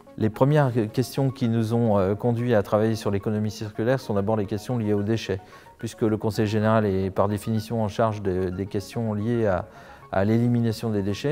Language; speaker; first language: French; native; French